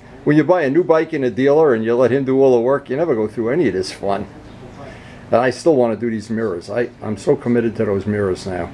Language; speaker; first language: English; native; English